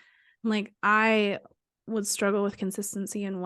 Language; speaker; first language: English; native; English